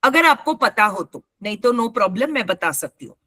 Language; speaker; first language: Hindi; non-native, local second language; Marathi